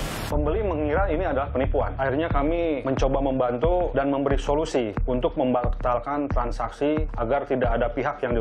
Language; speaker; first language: Indonesian; native; Indonesian